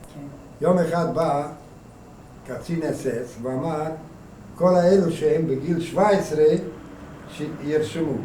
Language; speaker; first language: Hebrew; non-native, fluent; Hungarian